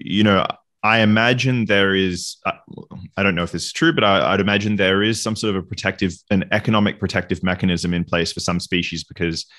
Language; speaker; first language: English; native; English